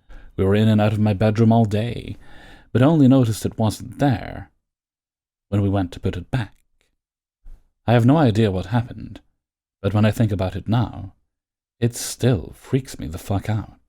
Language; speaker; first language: English; native; English